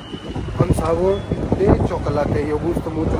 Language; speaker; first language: Spanish; non-native, learner; Hindi